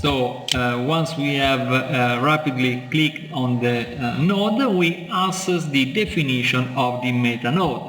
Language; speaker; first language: English; non-native, fluent; Italian